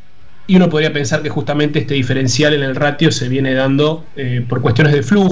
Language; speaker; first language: Spanish; native; Spanish